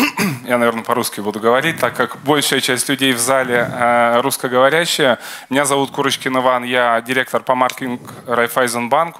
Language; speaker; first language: Russian; native; Russian